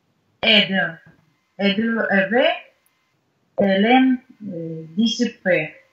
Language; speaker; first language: French; non-native, learner; Russian